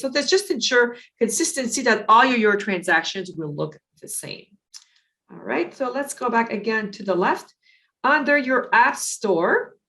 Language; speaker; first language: English; native; English